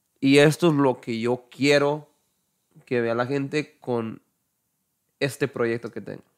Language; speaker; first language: Spanish; early bilingual, heritage; Spanish